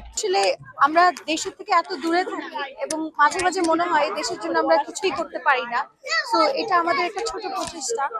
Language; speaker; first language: Bangla; native; Bangla